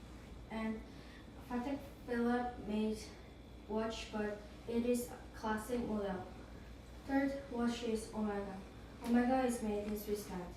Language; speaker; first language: English; non-native, learner; Korean